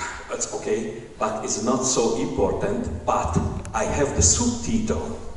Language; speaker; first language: English; non-native, learner; Hungarian